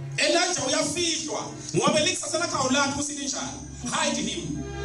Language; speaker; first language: Zulu; non-native, local second language; Swati